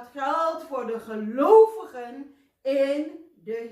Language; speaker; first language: Dutch; non-native, fluent; Indonesian